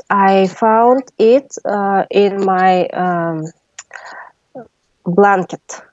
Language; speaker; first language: English; non-native, learner; Russian